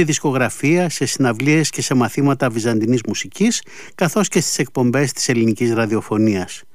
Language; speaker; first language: Greek; native; Greek